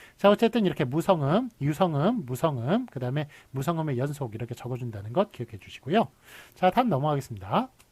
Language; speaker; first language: Korean; native; Korean